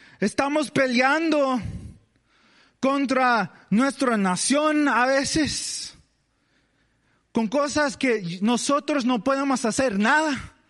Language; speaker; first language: Spanish; early bilingual, heritage; English